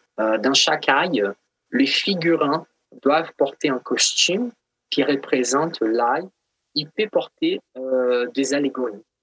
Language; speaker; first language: French; non-native, fluent; Portuguese